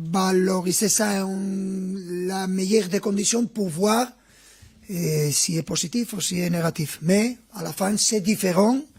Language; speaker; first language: French; non-native, fluent; Spanish